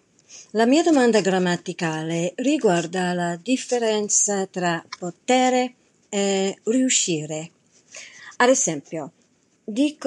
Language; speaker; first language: Italian; non-native, learner; English